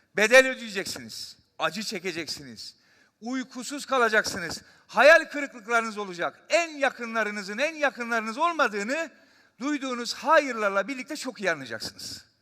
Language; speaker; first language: Turkish; native; Turkish